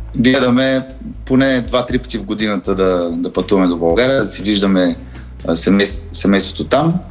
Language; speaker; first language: Bulgarian; early bilingual, heritage; Bulgarian